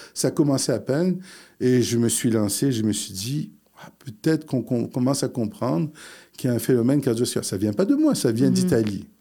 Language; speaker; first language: French; early bilingual, other home language; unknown